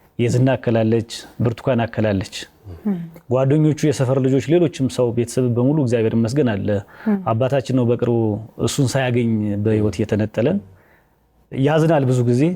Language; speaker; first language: Amharic; native; Amharic